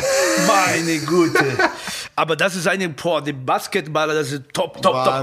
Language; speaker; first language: German; non-native, learner; Portuguese